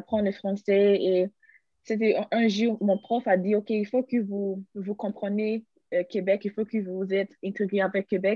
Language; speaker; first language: French; non-native, learner; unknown